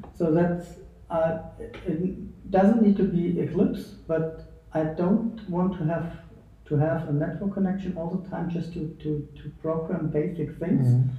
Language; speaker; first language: English; non-native, fluent; German